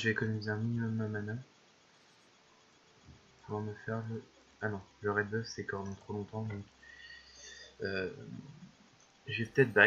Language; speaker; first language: French; native; French